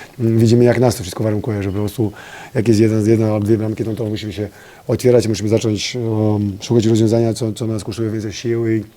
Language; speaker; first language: Polish; non-native, fluent; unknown